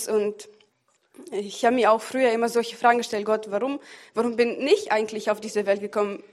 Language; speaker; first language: German; non-native, fluent; Russian